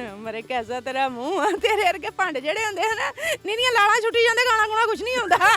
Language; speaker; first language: Punjabi; native; Punjabi